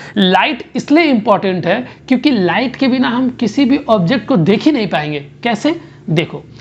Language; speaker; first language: Hindi; native; Hindi